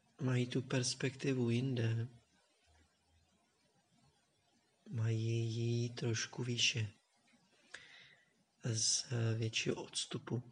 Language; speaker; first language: Czech; native; Czech